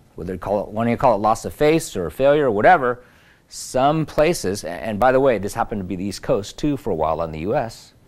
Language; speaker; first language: English; native; English